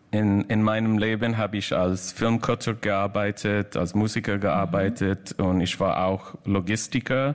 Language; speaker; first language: German; non-native, learner; English